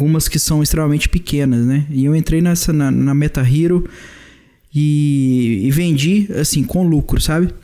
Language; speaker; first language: Portuguese; native; Portuguese